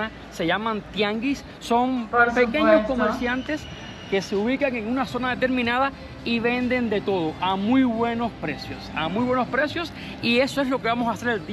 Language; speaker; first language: Spanish; native; Spanish